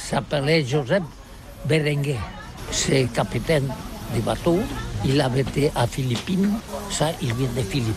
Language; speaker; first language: French; non-native, learner; Catalan